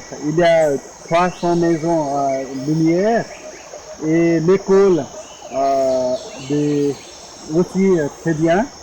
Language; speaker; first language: French; non-native, learner; Sherpa